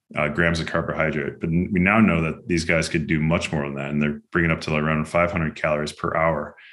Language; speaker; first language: English; native; English